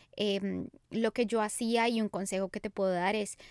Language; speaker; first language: English; non-native, fluent; Spanish